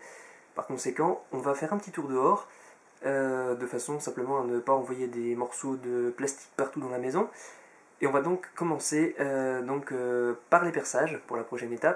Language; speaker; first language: French; native; French